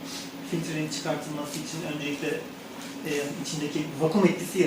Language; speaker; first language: Turkish; native; Turkish